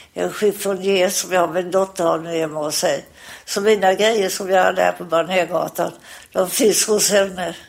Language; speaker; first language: Swedish; native; Swedish